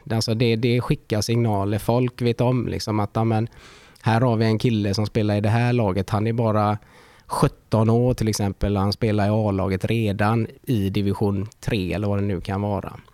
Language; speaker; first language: Swedish; early bilingual, other home language; Finnish